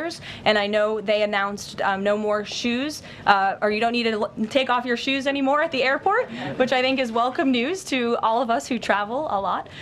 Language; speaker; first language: English; native; English